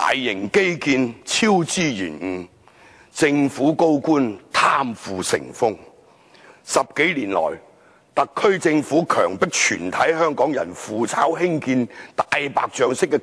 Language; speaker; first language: Chinese; non-native, local second language; Cantonese